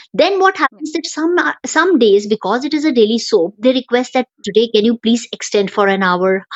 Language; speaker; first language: Hindi; native; Hindi